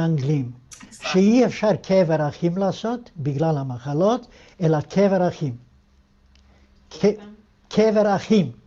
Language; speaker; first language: Hebrew; non-native, fluent; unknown